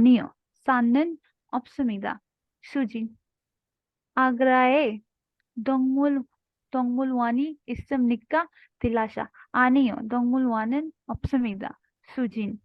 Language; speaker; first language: Korean; non-native, learner; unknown